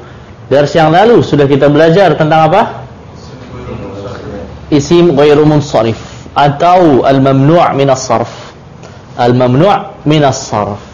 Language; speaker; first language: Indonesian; non-native, fluent; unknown